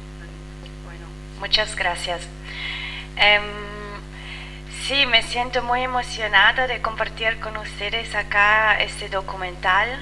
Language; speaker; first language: Spanish; non-native, fluent; French